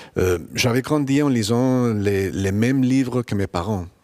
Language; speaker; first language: French; non-native, fluent; Spanish